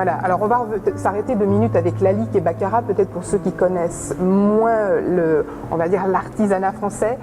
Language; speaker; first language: French; native; French